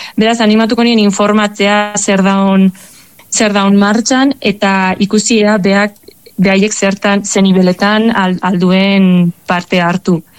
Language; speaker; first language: Basque; native; Basque